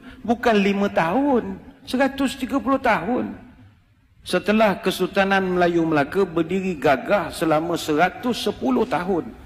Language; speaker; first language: Malay; native; Malay